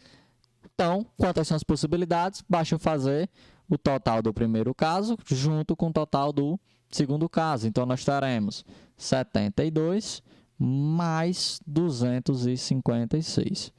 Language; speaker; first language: Portuguese; native; Portuguese